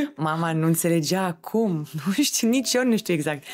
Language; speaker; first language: Romanian; native; Romanian